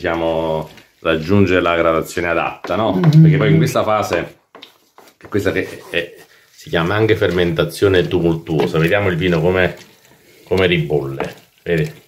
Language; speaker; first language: Italian; native; Italian